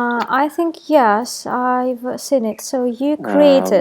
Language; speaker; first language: English; non-native, fluent; Russian